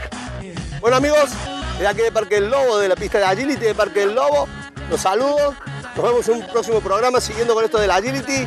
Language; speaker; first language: Spanish; native; Spanish